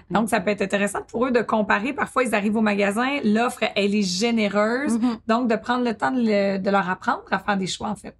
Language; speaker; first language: French; native; French